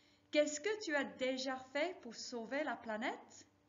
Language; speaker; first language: French; non-native, fluent; English